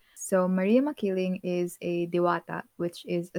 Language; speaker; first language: English; non-native, local second language; Filipino